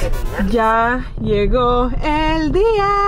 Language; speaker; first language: Spanish; early bilingual, heritage; Spanish